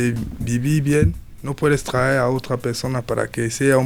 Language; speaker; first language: Spanish; non-native, learner; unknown